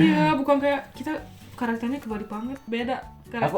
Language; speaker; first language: Indonesian; non-native, fluent; Turkish